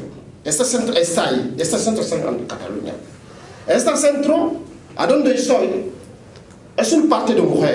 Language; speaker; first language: Spanish; non-native, local second language; French